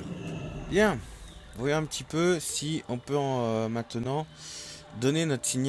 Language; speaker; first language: French; native; French